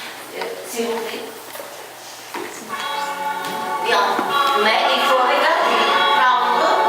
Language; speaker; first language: French; non-native, fluent; Ukrainian